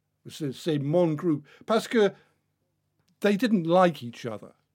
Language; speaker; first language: English; native; English